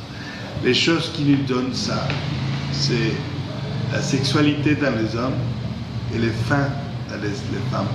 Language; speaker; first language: French; non-native, fluent; English